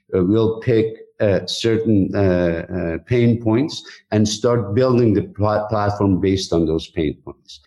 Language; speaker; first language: English; non-native, fluent; Persian